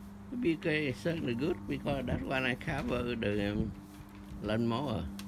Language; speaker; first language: English; non-native, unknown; Vietnamese